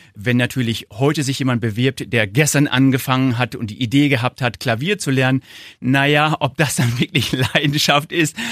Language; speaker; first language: German; native; German